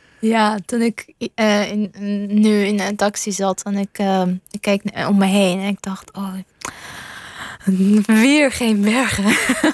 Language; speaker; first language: Dutch; non-native, fluent; Persian